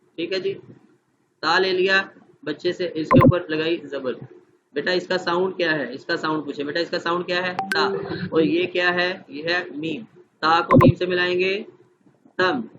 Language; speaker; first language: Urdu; non-native, local second language; Punjabi